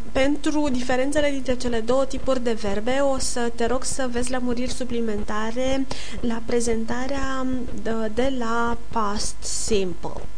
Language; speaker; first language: Romanian; native; Romanian